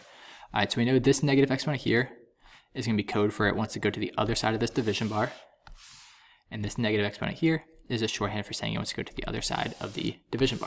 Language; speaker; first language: English; native; English